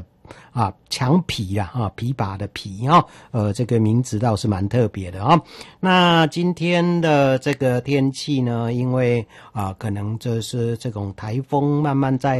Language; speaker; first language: Chinese; native; Chinese